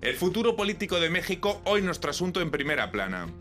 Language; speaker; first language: Spanish; native; Spanish